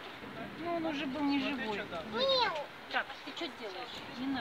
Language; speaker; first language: Russian; native; Russian